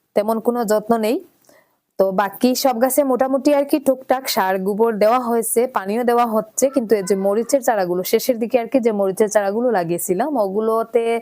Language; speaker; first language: Bangla; non-native, local second language; Sylheti